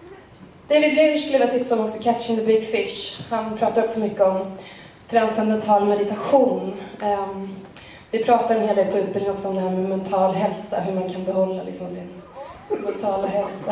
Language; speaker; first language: Swedish; native; Swedish